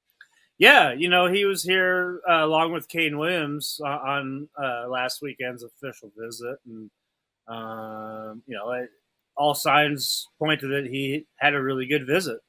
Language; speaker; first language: English; native; English